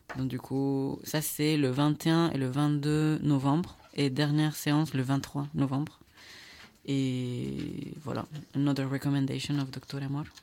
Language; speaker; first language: French; non-native, fluent; Spanish